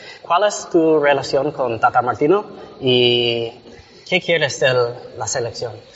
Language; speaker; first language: Spanish; non-native, learner; English